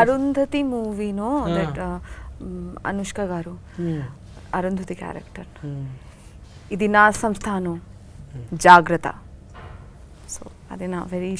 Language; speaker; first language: Telugu; non-native, learner; Bangla